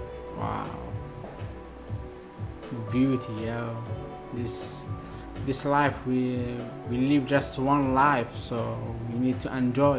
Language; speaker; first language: English; non-native, learner; Arabic